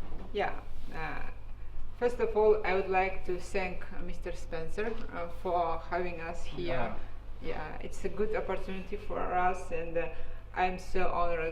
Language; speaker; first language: English; non-native, fluent; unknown